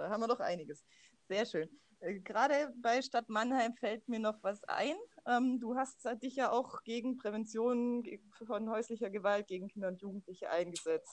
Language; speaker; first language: German; native; German